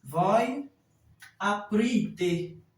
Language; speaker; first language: Italian; non-native, fluent; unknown